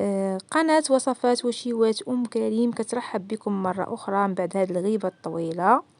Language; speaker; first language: Arabic; native; Arabic